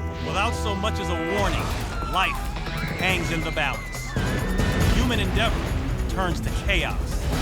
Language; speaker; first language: English; native; English